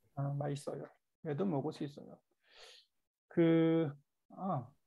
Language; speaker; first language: Korean; native; Korean